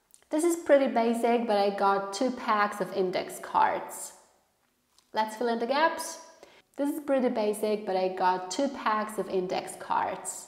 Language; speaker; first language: English; non-native, fluent; Polish